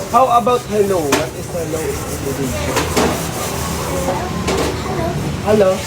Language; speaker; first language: English; non-native, local second language; Filipino